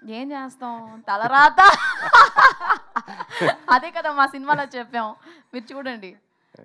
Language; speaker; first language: Telugu; early bilingual, heritage; Telugu